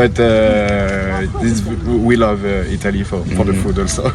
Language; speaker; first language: English; non-native, learner; French